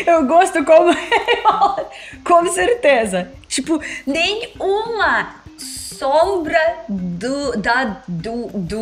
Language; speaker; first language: Portuguese; non-native, learner; Russian